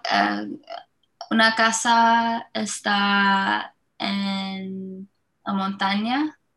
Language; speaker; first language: Spanish; non-native, learner; English